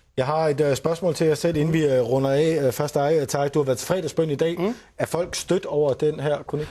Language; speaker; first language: Danish; native; Danish